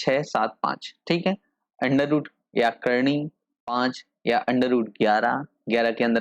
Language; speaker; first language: Hindi; native; Hindi